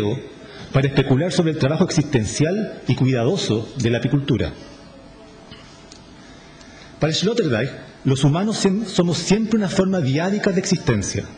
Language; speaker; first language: Spanish; native; Spanish